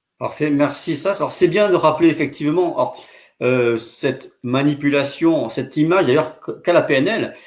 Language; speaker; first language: French; native; French